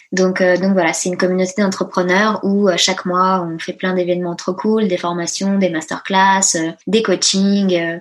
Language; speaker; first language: French; early bilingual, other home language; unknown